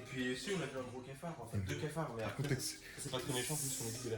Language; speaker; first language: French; native; French